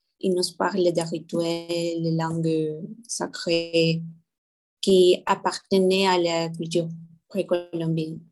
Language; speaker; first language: French; non-native, learner; Spanish